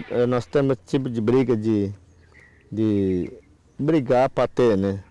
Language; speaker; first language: Portuguese; non-native, local second language; Yanomámi